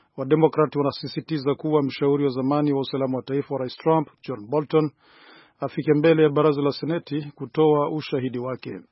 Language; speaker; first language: Swahili; non-native, local second language; Rundi